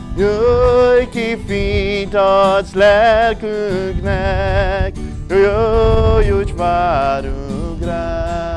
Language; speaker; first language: Hungarian; non-native, fluent; Portuguese